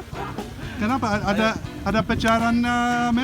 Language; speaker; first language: Indonesian; non-native, learner; English